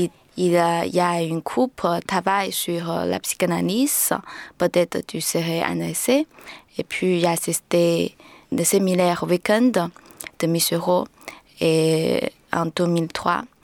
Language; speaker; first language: French; non-native, learner; Chinese